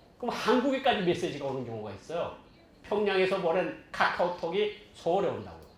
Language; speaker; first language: Korean; native; Korean